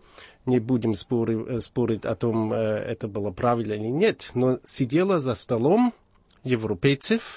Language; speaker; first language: Russian; non-native, fluent; German